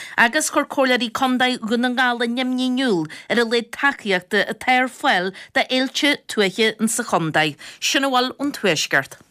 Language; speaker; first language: Irish; native; Irish